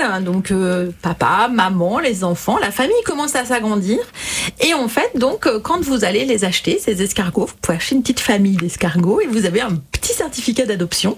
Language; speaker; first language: French; native; French